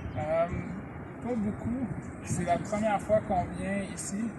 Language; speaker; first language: French; native; French